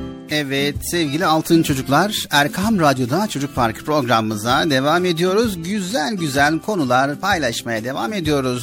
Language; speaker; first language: Turkish; native; Turkish